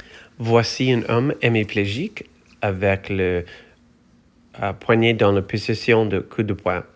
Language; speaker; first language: French; non-native, fluent; English